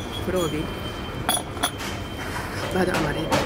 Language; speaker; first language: Italian; non-native, learner; Japanese